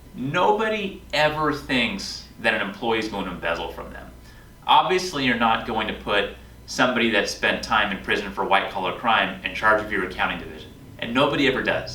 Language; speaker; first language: English; native; English